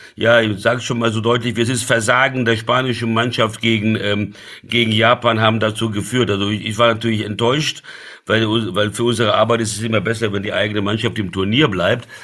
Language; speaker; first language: German; early bilingual, other home language; Portuguese